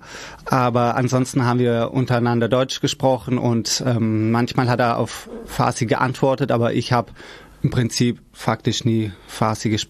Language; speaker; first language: German; early bilingual, other home language; Persian